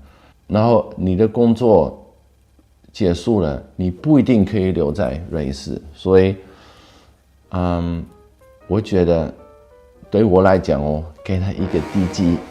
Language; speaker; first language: Chinese; non-native, fluent; Dutch